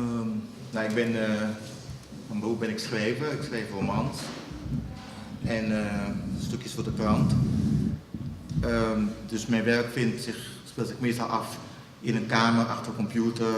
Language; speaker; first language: Dutch; native; Dutch